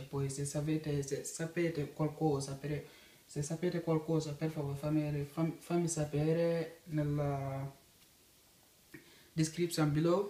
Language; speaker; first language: Italian; non-native, learner; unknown